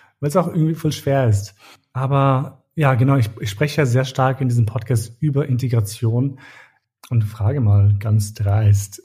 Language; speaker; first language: German; early bilingual, other home language; Albanian